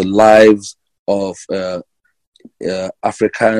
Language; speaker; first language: English; non-native, local second language; Igbo